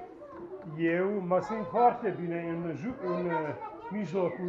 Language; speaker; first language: Romanian; non-native, local second language; Hungarian